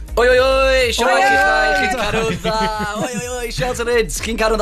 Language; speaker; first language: Welsh; native; Welsh